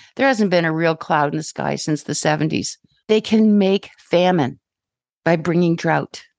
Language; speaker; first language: English; native; English